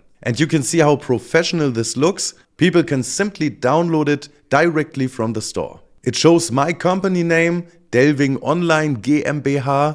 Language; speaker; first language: English; non-native, fluent; German